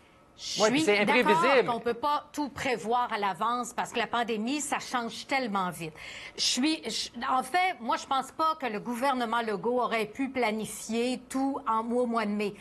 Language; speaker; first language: French; native; French